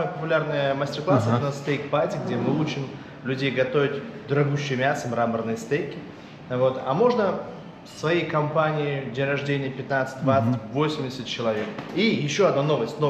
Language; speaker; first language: Russian; native; Russian